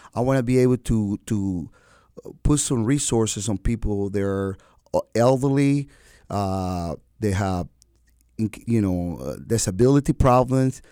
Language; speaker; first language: English; non-native, fluent; Spanish